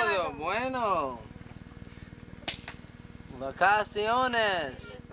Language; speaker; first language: Spanish; non-native, learner; English